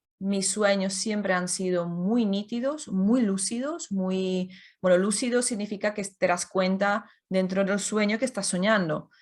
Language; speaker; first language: Spanish; non-native, fluent; Czech